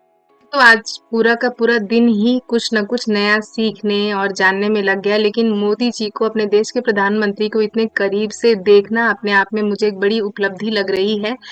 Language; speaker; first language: Hindi; native; Hindi